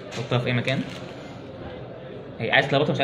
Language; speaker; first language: Arabic; native; Arabic